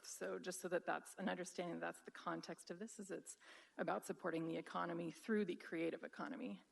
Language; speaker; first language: English; native; English